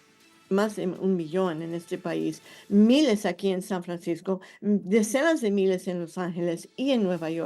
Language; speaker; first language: Spanish; non-native, fluent; English